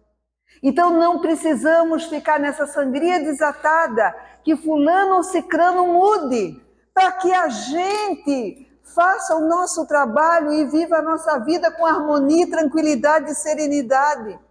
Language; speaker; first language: Portuguese; native; Portuguese